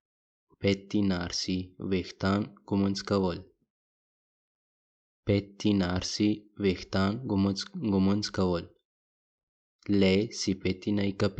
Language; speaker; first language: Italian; non-native, fluent; Pashto